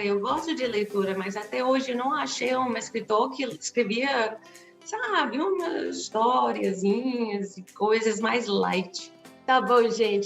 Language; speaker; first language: Portuguese; non-native, fluent; English